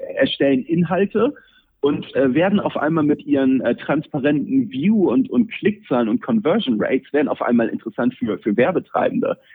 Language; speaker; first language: German; native; German